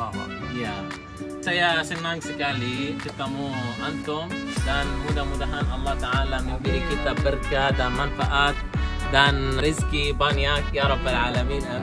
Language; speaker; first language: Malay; non-native, learner; Arabic